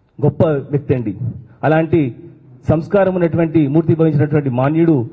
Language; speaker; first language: Telugu; native; Telugu